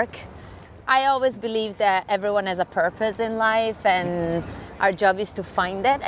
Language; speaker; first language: English; non-native, fluent; Italian